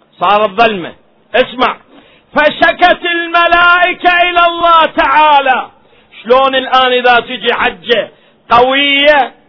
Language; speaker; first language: Arabic; native; Arabic